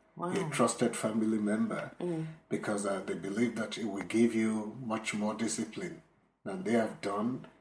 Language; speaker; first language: English; non-native, local second language; Yoruba